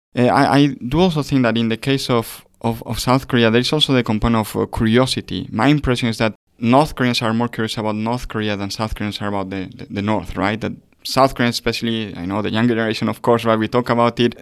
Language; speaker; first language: English; non-native, fluent; Spanish